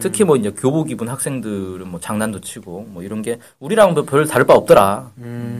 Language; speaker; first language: Korean; native; Korean